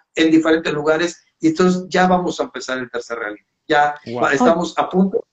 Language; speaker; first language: Spanish; native; Spanish